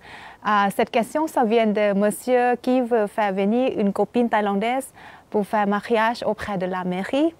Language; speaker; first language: French; non-native, fluent; Thai